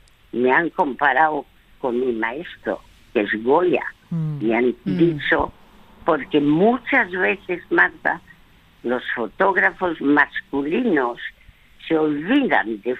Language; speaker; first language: Spanish; early bilingual, other home language; French